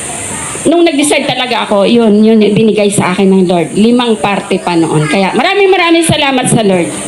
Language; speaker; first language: Filipino; native; Filipino